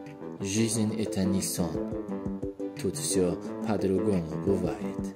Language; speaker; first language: Russian; non-native, local second language; Uzbek